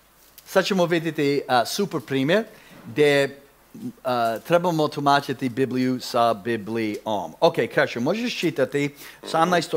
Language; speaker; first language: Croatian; non-native, fluent; English